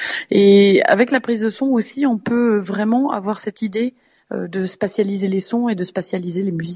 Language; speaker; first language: French; native; French